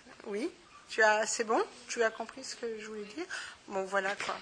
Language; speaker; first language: French; native; French